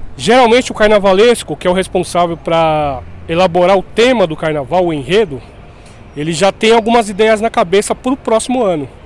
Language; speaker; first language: Portuguese; native; Portuguese